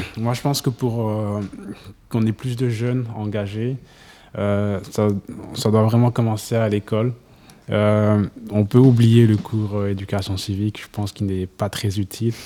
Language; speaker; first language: French; non-native, local second language; Kinyarwanda